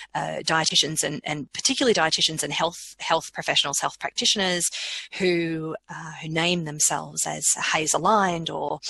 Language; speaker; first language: English; native; English